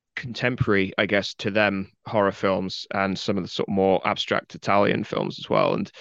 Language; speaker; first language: English; native; English